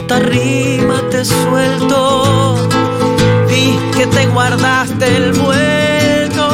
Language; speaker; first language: Spanish; native; Spanish